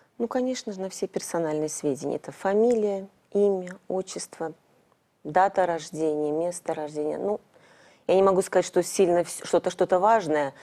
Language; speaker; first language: Russian; native; Russian